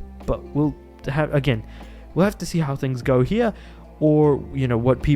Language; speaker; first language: English; native; English